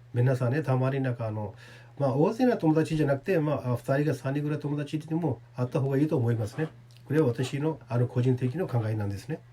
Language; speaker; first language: Japanese; non-native, fluent; Urdu